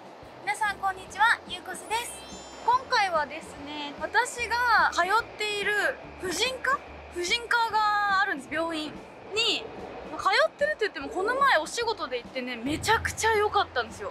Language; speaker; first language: Japanese; native; Japanese